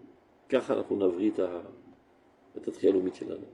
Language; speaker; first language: Hebrew; non-native, fluent; French